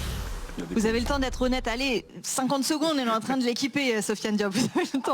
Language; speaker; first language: French; native; French